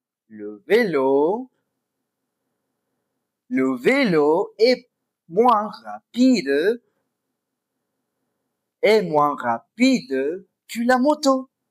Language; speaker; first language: French; non-native, fluent; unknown